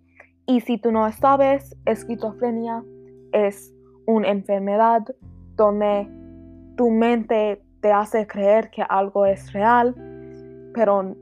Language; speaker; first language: Spanish; non-native, learner; English